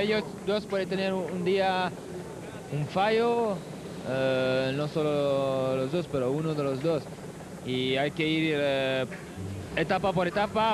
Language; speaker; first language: Spanish; non-native, fluent; French